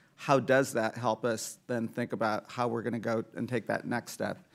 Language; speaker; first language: English; native; English